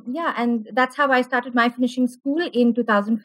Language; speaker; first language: English; non-native, local second language; Malayalam